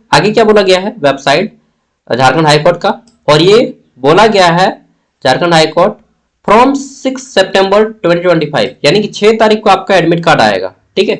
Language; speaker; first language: Hindi; native; Hindi